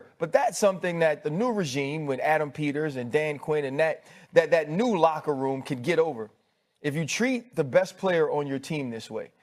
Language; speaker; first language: English; native; English